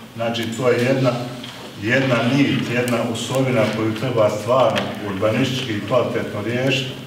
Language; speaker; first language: Bosnian; native; Bosnian